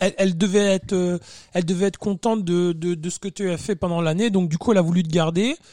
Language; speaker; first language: French; native; French